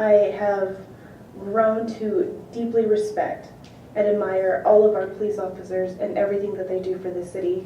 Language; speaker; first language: English; native; English